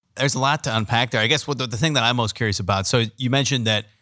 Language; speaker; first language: English; native; English